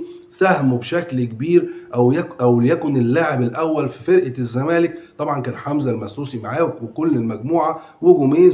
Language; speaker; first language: Arabic; native; Arabic